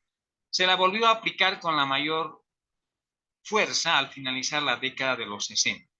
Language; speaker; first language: Spanish; native; Spanish